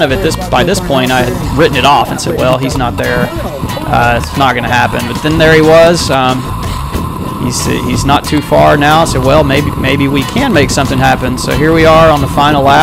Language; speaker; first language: English; native; English